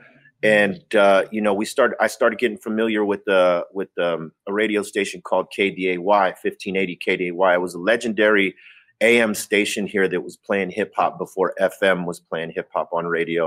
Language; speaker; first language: English; native; English